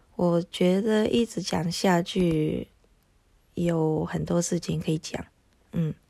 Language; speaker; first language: Chinese; non-native, fluent; Japanese